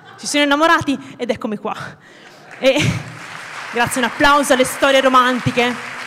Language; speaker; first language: Italian; native; Italian